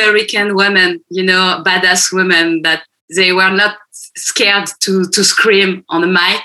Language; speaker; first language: English; non-native, fluent; French